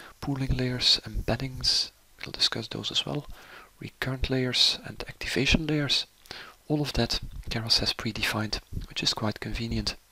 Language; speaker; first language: English; non-native, fluent; Dutch